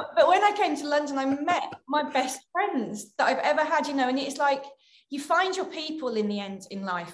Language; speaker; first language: English; native; English